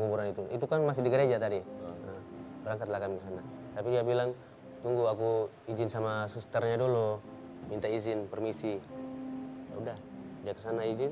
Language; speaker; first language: Indonesian; native; Indonesian